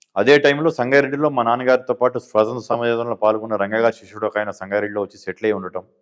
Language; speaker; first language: Telugu; native; Telugu